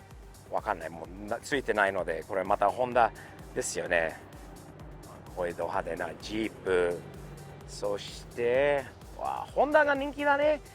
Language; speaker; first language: Japanese; non-native, fluent; English